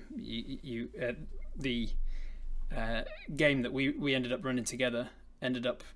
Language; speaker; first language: English; native; English